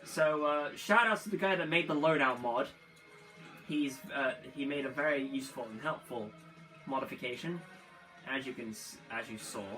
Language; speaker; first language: English; native; English